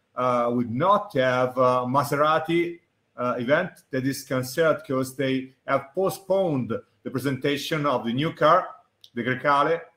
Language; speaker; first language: English; non-native, fluent; Italian